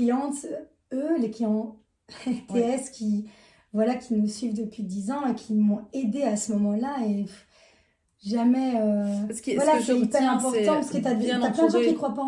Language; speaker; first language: French; native; French